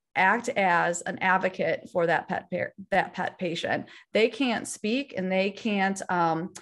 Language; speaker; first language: English; native; English